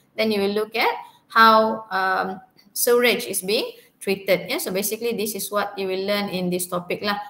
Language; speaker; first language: English; non-native, local second language; Malay